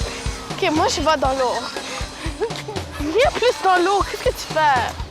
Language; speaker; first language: French; early bilingual, other home language; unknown